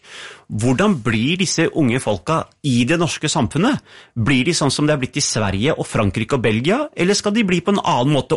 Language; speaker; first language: Norwegian; early bilingual, other home language; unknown